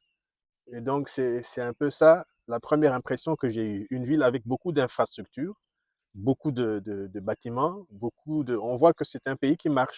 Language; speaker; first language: French; non-native, local second language; Kongo